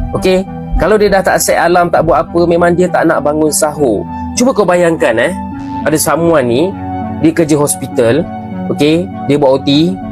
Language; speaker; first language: Malay; native; Malay